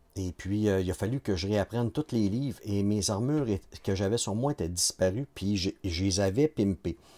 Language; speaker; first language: French; native; French